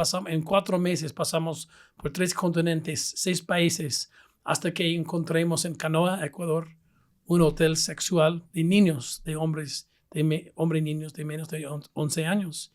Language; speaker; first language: Spanish; non-native, fluent; English